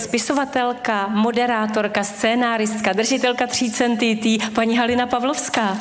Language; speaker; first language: Czech; native; Czech